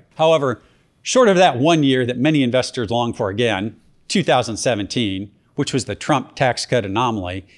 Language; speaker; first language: English; native; English